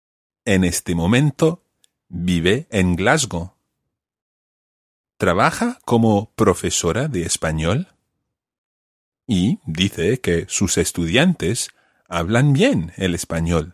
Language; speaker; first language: Spanish; non-native, fluent; English